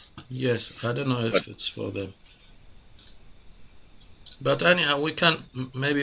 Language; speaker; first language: English; non-native, fluent; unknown